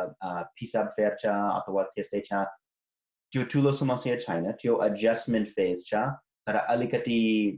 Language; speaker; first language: Nepali; non-native, fluent; English